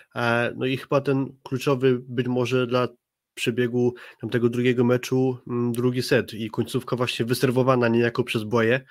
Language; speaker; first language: Polish; native; Polish